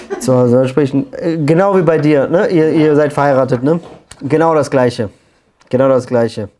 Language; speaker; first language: German; native; German